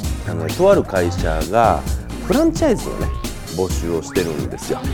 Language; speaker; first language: Japanese; native; Japanese